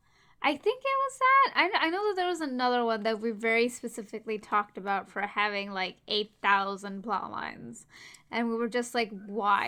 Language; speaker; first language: English; native; English